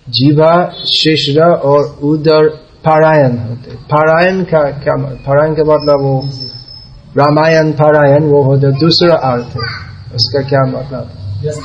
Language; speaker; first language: Hindi; non-native, fluent; English